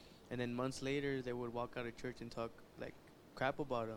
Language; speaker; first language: English; early bilingual, other home language; Spanish